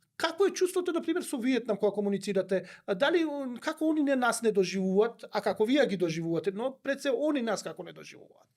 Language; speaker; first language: Macedonian; native; Macedonian